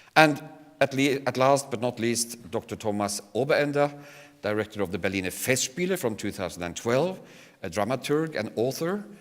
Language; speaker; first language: English; non-native, fluent; Norwegian